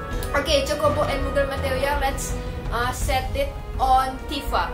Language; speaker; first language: English; non-native, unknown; Indonesian